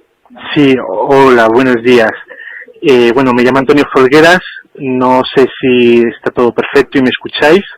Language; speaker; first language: Spanish; native; Spanish